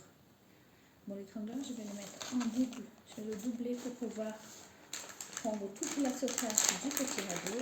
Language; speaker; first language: French; native; French